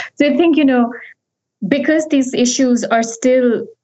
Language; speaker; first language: English; non-native, local second language; Hindi